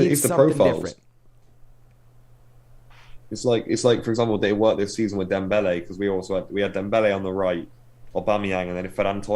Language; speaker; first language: English; native; English